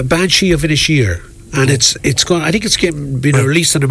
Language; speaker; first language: English; native; English